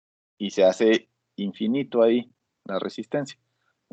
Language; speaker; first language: Spanish; native; Spanish